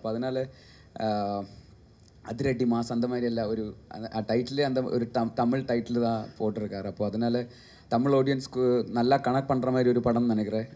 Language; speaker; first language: Tamil; non-native, learner; Malayalam